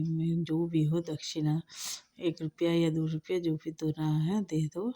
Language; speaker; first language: Hindi; non-native, local second language; Bangla